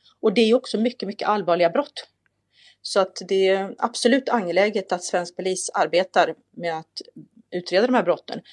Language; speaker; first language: Swedish; native; Swedish